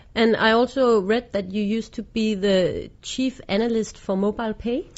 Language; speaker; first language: English; non-native, fluent; Danish